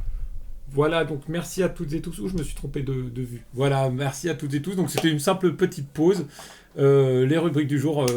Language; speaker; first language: French; native; French